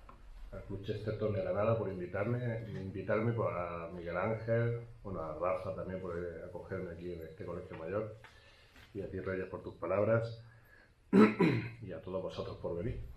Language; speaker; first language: Spanish; native; Spanish